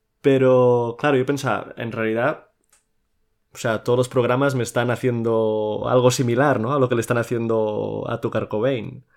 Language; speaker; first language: Spanish; non-native, local second language; Catalan